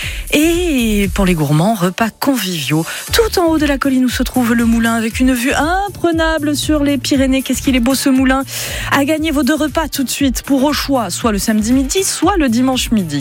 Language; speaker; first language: French; native; French